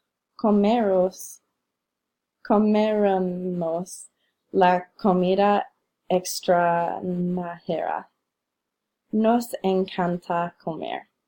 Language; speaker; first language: Spanish; non-native, learner; English